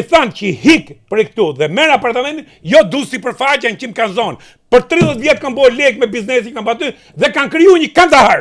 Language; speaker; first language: Albanian; native; Albanian